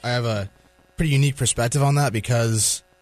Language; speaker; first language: English; native; English